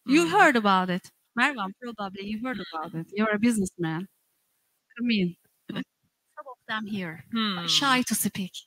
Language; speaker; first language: English; non-native, fluent; Turkish